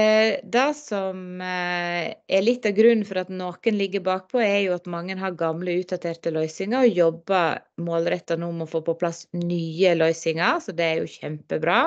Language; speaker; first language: Norwegian; native; Norwegian